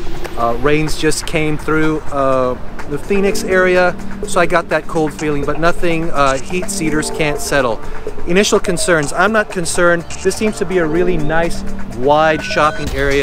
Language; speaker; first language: English; native; English